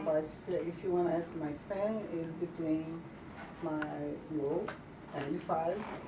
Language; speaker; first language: English; non-native, learner; Portuguese